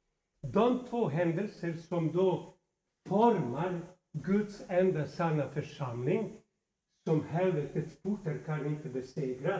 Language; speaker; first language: Swedish; non-native, fluent; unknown